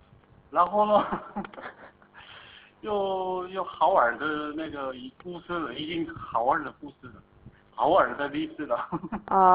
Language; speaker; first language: Chinese; non-native, fluent; Korean